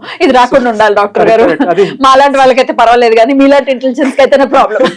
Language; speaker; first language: Telugu; native; Telugu